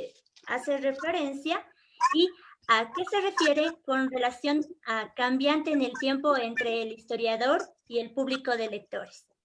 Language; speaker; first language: Spanish; native; Spanish